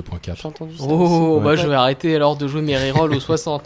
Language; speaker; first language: French; native; French